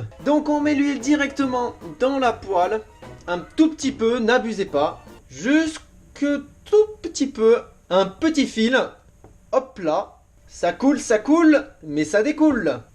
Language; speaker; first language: French; native; French